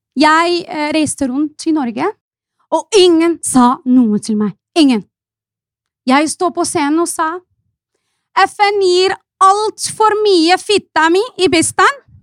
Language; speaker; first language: Norwegian; non-native, fluent; Arabic